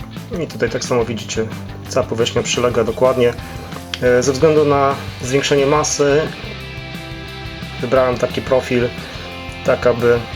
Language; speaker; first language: Polish; native; Polish